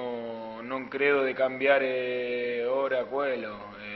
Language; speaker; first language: Italian; non-native, fluent; Spanish